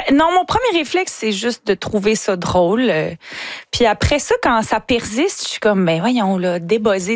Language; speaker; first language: French; native; French